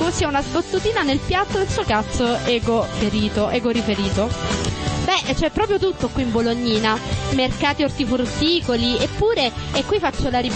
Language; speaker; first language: Italian; native; Italian